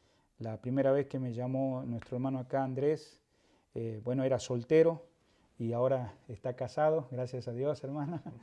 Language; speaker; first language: Spanish; native; Spanish